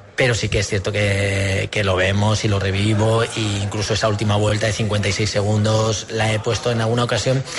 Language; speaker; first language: Spanish; native; Spanish